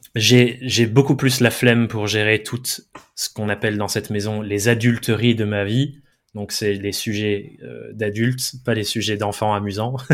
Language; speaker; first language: French; early bilingual, other home language; English